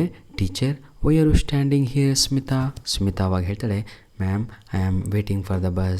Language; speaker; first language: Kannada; native; Kannada